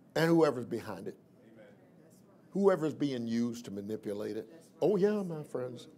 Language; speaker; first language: English; native; English